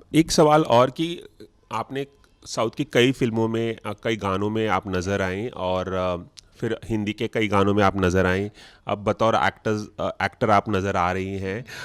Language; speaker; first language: Hindi; native; Hindi